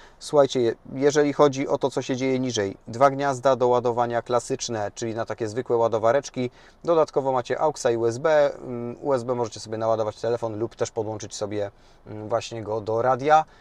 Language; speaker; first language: Polish; native; Polish